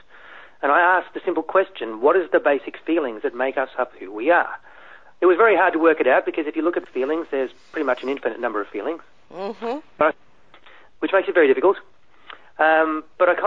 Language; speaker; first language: English; native; English